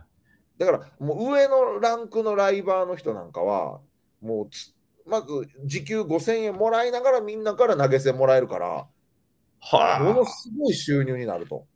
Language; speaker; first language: Japanese; native; Japanese